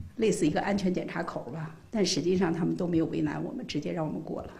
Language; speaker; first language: Chinese; native; Chinese